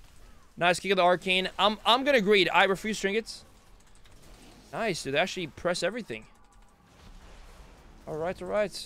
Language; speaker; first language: English; non-native, fluent; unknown